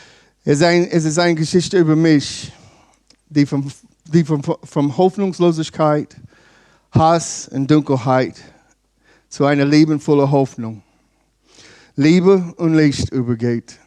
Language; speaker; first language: German; non-native, learner; English